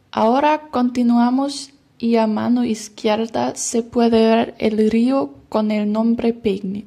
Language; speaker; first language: Spanish; non-native, learner; German